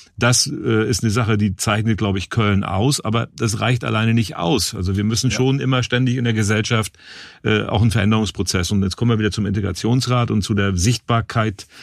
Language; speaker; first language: German; native; German